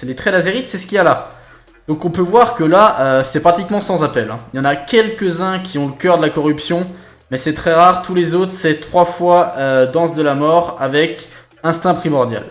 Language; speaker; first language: French; native; French